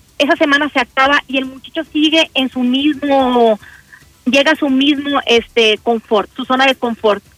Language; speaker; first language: Spanish; native; Spanish